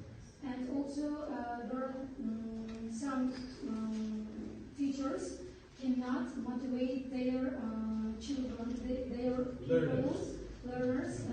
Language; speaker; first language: English; non-native, learner; Uzbek